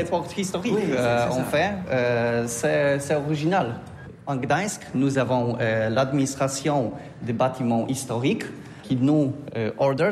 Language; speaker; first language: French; non-native, fluent; Polish